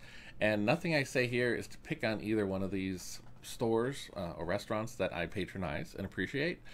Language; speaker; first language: English; native; English